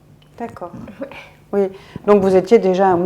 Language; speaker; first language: French; native; French